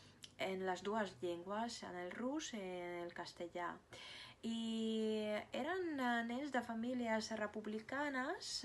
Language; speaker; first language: Catalan; non-native, fluent; Russian